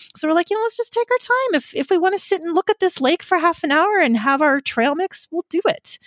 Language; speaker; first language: English; native; English